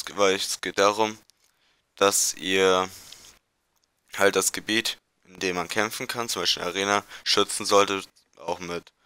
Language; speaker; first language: German; native; German